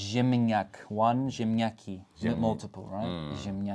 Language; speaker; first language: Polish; non-native, fluent; English